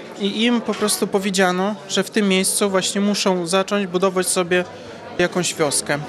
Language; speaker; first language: Polish; early bilingual, heritage; Polish